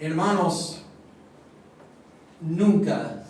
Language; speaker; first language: Spanish; non-native, fluent; English